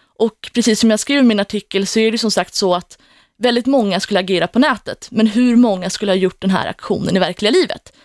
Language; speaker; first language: Swedish; native; Swedish